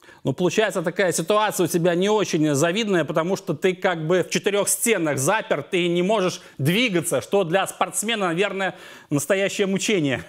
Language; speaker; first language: Russian; native; Russian